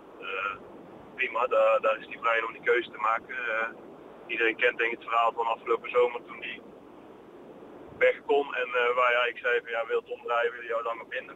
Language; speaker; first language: Dutch; native; Dutch